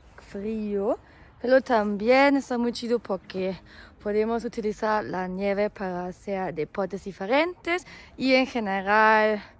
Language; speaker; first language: Spanish; non-native, fluent; German